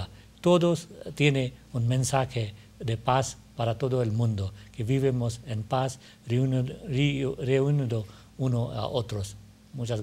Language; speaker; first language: Spanish; non-native, learner; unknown